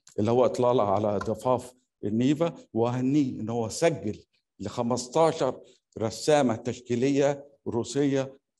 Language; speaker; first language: Arabic; native; Arabic